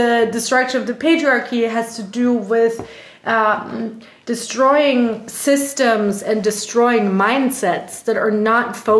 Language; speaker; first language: English; non-native, fluent; German